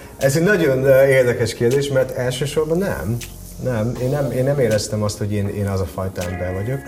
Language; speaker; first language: Hungarian; early bilingual, heritage; Hungarian